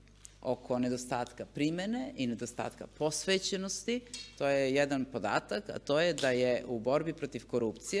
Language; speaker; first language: Serbian; native; Serbian